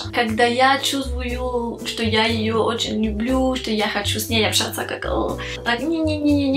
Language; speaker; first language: Russian; non-native, fluent; French